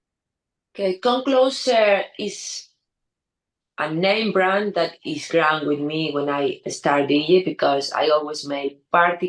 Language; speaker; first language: English; non-native, learner; Spanish